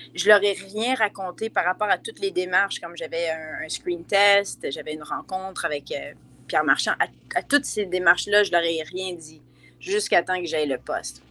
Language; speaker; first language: French; native; French